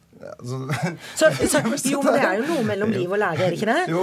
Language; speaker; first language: Norwegian; native; Norwegian